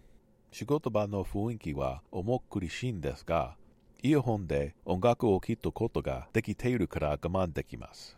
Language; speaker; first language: Japanese; non-native, learner; English